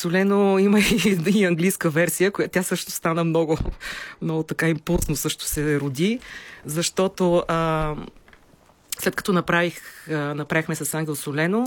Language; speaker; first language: Bulgarian; native; Bulgarian